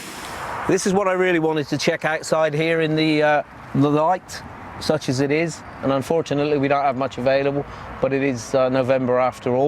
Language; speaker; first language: English; native; English